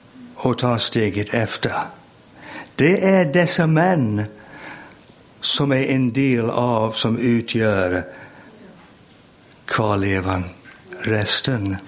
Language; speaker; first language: Swedish; non-native, fluent; English